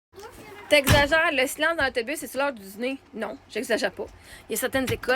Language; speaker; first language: French; native; French